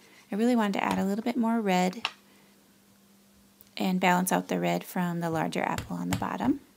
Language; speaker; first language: English; native; English